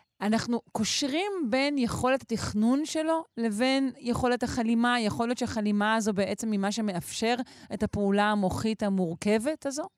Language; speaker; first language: Hebrew; native; Hebrew